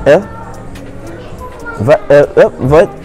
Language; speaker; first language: Swedish; non-native, learner; English